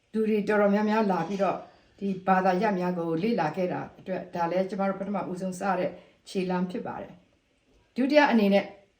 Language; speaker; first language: Burmese; non-native, local second language; S'gaw Karen